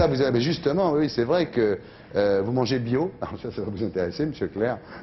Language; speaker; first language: French; native; French